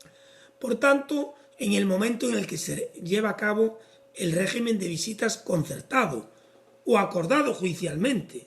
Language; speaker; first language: Spanish; native; Spanish